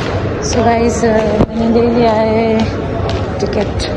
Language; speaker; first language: Hindi; non-native, local second language; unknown